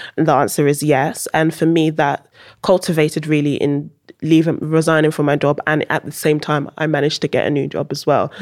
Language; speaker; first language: English; early bilingual, heritage; English